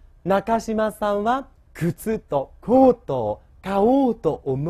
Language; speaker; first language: Japanese; non-native, fluent; Chinese